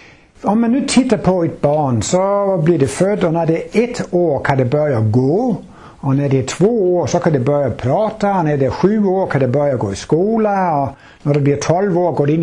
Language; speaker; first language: Swedish; non-native, fluent; Danish